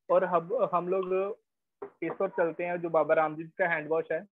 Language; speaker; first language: Hindi; native; Hindi